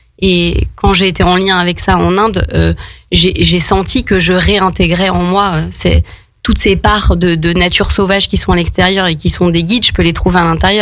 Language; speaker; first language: French; native; French